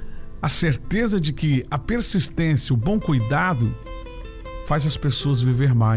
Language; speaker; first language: Portuguese; native; Portuguese